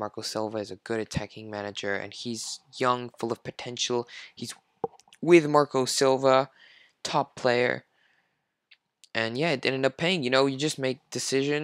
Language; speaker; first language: English; non-native, fluent; French